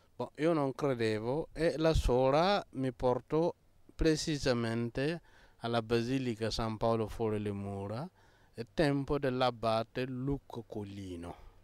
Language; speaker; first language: Italian; non-native, fluent; Mossi